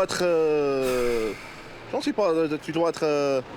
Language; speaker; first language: French; non-native, learner; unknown